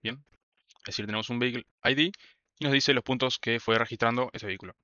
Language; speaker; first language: Spanish; native; Spanish